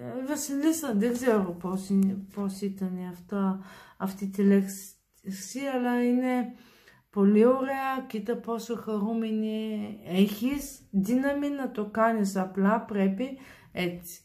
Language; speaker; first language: Greek; non-native, learner; Bulgarian